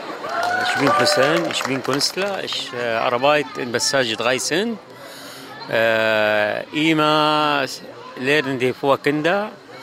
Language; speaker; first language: German; non-native, learner; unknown